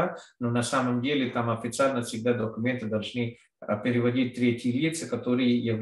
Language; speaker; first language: Russian; non-native, fluent; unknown